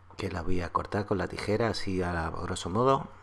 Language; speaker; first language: Spanish; native; Spanish